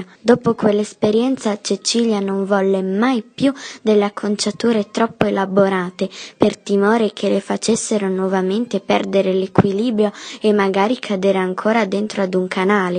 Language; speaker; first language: Italian; native; Italian